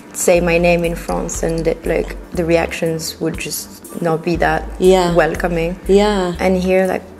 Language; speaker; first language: English; non-native, fluent; French